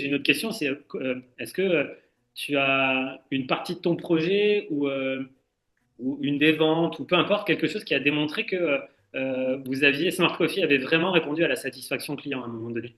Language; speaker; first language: French; native; French